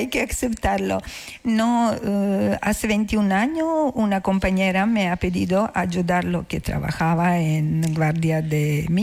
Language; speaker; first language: Spanish; non-native, learner; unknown